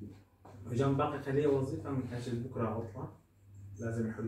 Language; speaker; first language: Turkish; non-native, learner; Arabic